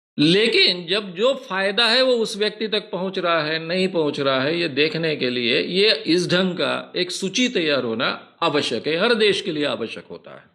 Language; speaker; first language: Hindi; non-native, local second language; Marathi